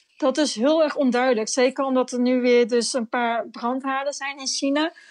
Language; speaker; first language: Dutch; native; Dutch